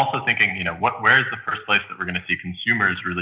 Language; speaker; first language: English; native; English